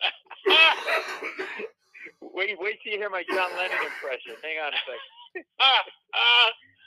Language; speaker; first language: English; native; English